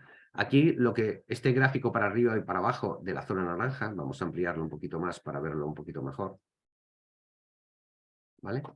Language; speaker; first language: Spanish; native; Spanish